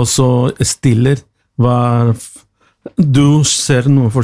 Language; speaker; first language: Norwegian; non-native, learner; Spanish